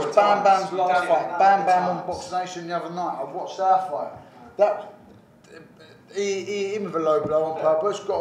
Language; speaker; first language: English; native; English